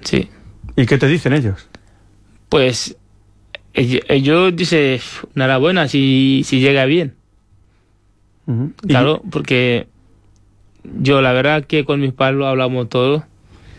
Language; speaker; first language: Spanish; non-native, fluent; Wolof